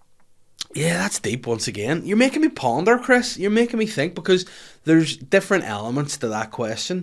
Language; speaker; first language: English; native; English